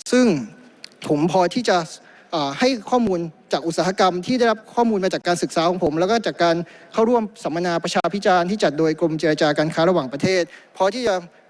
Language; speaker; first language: Thai; native; Thai